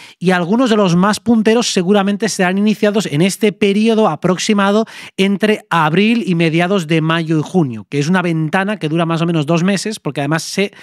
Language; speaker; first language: Spanish; native; Spanish